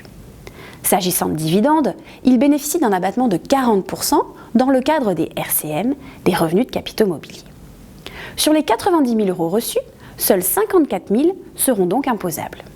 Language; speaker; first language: French; native; French